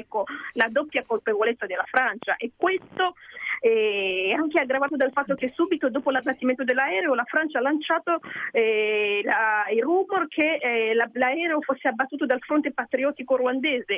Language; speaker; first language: Italian; non-native, fluent; Kinyarwanda